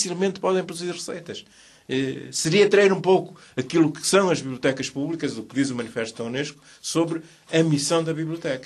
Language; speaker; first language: Portuguese; native; Portuguese